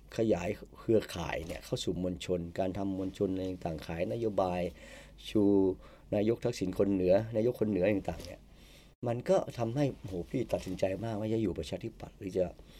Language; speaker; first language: Thai; native; Thai